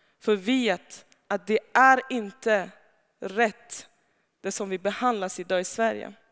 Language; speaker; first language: Swedish; non-native, fluent; Persian